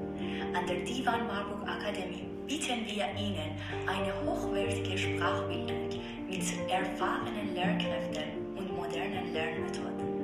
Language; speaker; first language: German; non-native, fluent; Persian